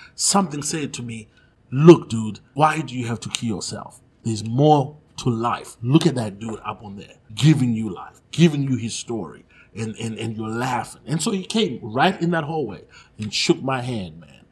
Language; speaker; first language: English; non-native, local second language; Shona